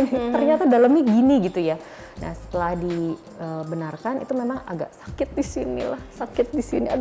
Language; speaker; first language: Indonesian; native; Indonesian